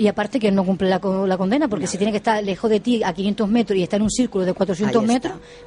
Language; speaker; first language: Spanish; native; Spanish